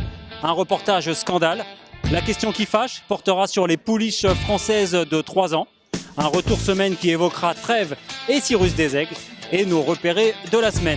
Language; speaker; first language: French; native; French